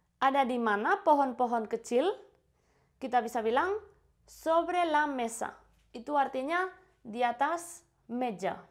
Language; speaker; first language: Indonesian; non-native, fluent; Spanish